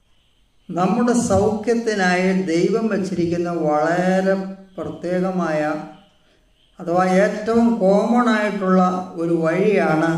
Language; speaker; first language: Malayalam; native; Malayalam